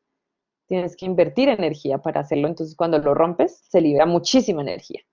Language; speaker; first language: Spanish; native; Spanish